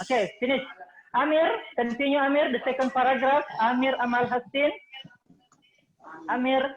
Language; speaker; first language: English; non-native, fluent; Indonesian